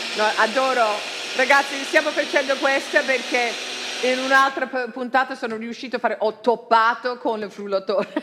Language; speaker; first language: Italian; non-native, fluent; English